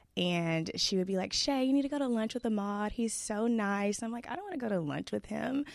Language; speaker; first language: English; native; English